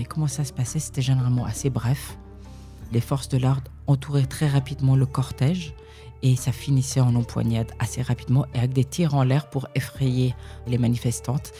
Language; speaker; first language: French; early bilingual, other home language; Persian